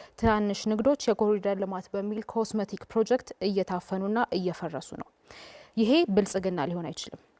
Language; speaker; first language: Amharic; native; Amharic